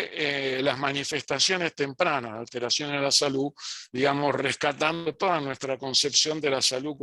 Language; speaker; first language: Spanish; native; Spanish